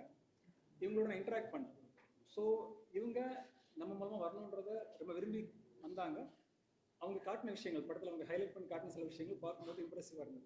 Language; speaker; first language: Tamil; native; Tamil